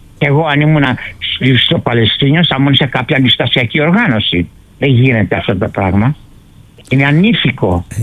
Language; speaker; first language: Greek; early bilingual, heritage; Greek